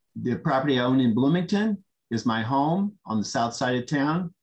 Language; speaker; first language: English; native; English